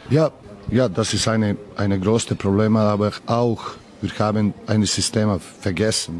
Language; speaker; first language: German; non-native, learner; Serbian